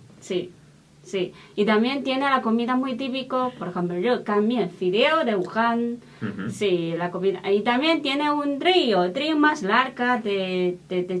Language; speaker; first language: Spanish; non-native, learner; Chinese